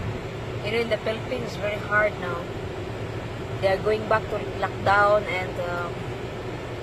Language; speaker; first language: English; non-native, local second language; Cebuano